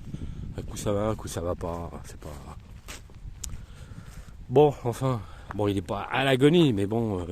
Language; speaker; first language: French; native; French